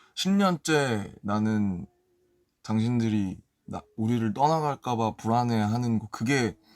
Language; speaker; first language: Korean; native; Korean